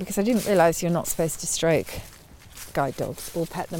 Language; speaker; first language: English; native; English